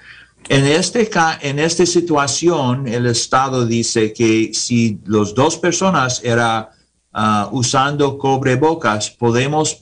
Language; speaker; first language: Spanish; non-native, learner; English